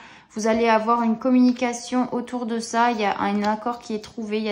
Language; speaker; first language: French; native; French